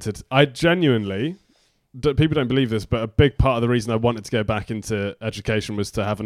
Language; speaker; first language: English; native; English